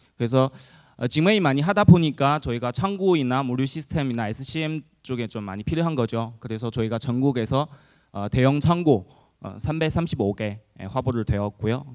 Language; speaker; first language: Korean; non-native, fluent; Chinese